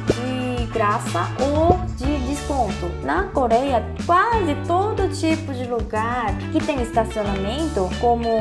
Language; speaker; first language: Portuguese; non-native, fluent; Korean